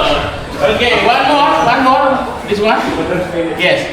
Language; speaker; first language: English; non-native, fluent; Indonesian